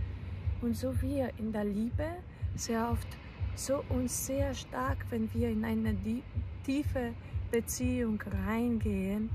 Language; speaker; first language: German; non-native, fluent; Polish